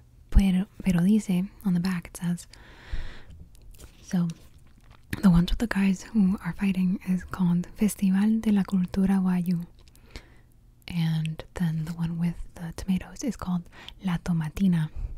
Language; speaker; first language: English; native; English